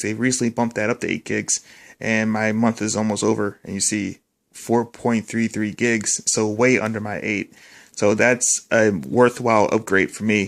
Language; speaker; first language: English; native; English